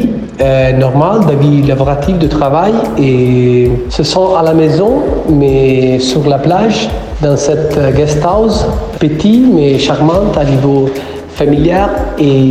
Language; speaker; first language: French; non-native, fluent; Italian